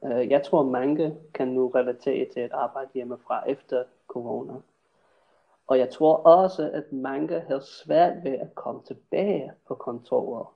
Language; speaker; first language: Danish; non-native, fluent; English